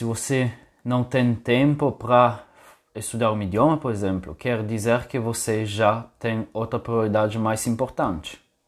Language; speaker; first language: Portuguese; non-native, fluent; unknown